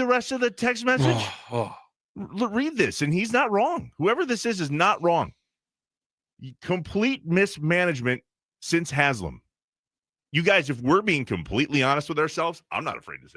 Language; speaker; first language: English; native; English